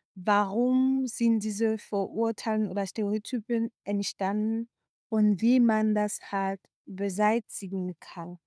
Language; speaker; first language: German; non-native, fluent; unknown